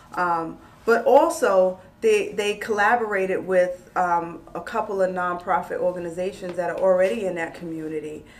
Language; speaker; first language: English; native; English